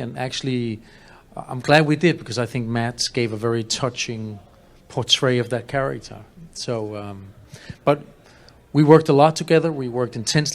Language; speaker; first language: English; non-native, fluent; Danish